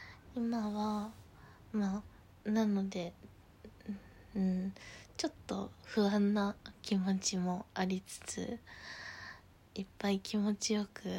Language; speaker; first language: Japanese; native; Japanese